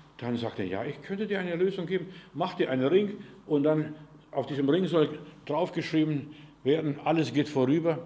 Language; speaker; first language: German; non-native, fluent; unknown